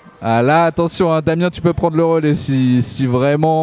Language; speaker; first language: French; native; French